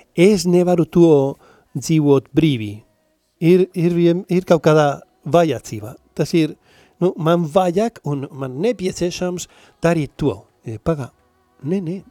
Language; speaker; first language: Latvian; non-native, learner; Spanish